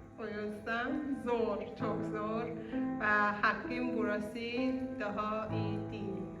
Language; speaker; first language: Turkish; non-native, learner; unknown